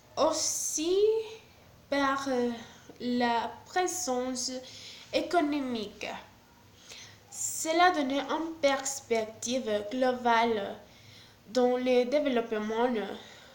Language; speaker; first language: French; non-native, learner; Spanish